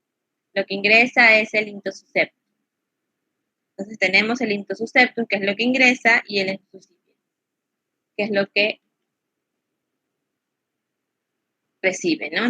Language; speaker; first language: Spanish; native; Spanish